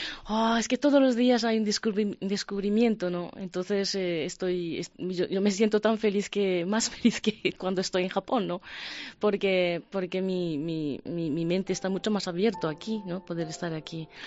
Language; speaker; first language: Spanish; non-native, fluent; Japanese